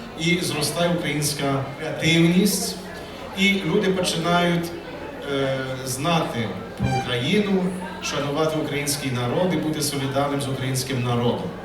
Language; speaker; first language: Ukrainian; early bilingual, heritage; Ukrainian